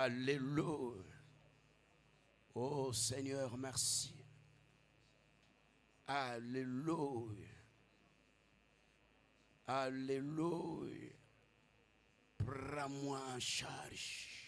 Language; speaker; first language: French; non-native, local second language; Lingala